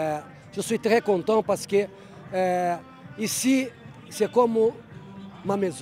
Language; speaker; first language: French; non-native, fluent; Portuguese